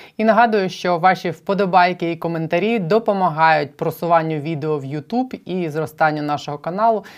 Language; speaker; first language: Ukrainian; native; Ukrainian